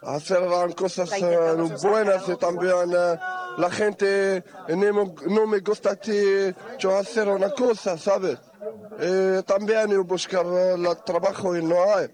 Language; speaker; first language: Spanish; non-native, learner; Arabic